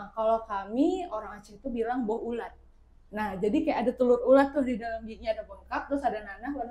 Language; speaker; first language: Indonesian; native; Indonesian